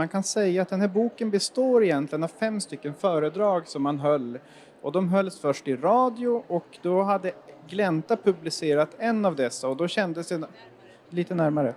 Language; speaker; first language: Swedish; native; Swedish